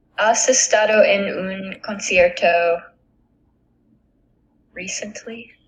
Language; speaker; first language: Spanish; non-native, learner; English